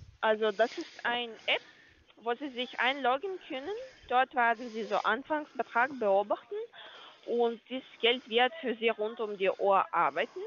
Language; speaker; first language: German; non-native, learner; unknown